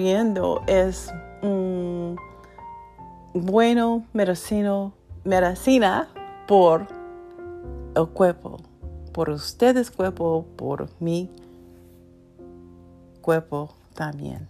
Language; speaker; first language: Spanish; non-native, learner; English